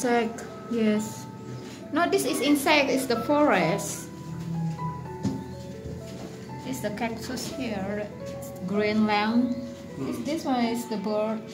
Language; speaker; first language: English; non-native, learner; Indonesian